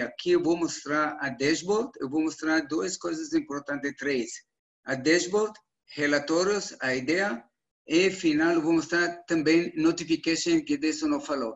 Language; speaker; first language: Portuguese; non-native, learner; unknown